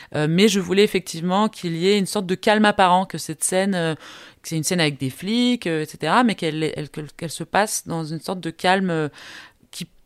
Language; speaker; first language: French; early bilingual, heritage; Spanish